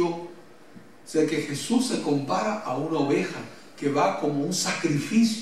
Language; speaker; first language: Spanish; native; Spanish